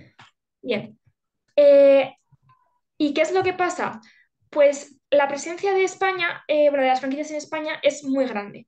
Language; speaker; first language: Spanish; native; Spanish